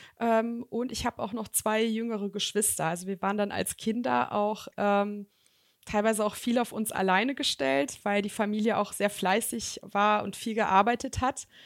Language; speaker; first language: German; early bilingual, other home language; Serbian